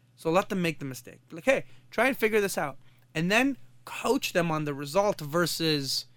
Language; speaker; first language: English; non-native, fluent; Arabic